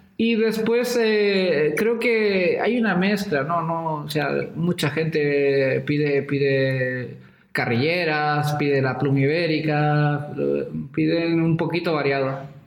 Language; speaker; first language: Spanish; native; Spanish